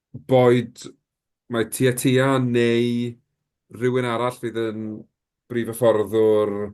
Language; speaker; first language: Welsh; native; Welsh